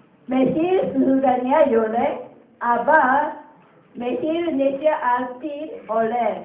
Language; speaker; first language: Hebrew; non-native, learner; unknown